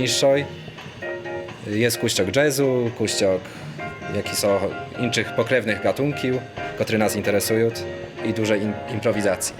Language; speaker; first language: Polish; non-native, local second language; Rusyn